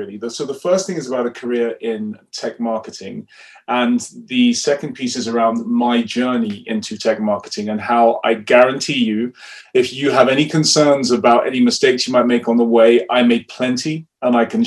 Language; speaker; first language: English; non-native, local second language; Yoruba